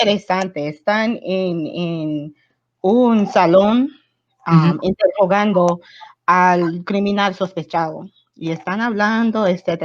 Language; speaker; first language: Spanish; non-native, fluent; English